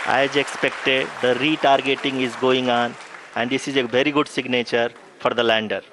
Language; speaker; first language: English; non-native, local second language; Hindi